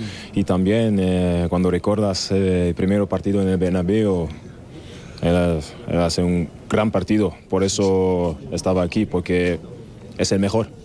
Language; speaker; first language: Spanish; non-native, learner; German